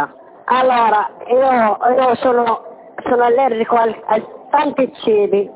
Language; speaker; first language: Italian; non-native, learner; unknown